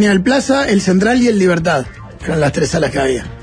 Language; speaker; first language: Spanish; native; Spanish